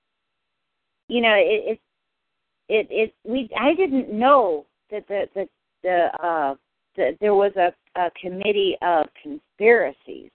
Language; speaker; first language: English; native; English